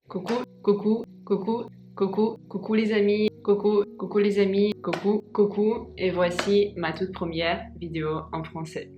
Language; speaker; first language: French; non-native, fluent; Russian